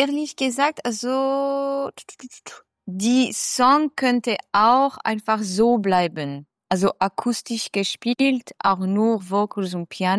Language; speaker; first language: German; non-native, fluent; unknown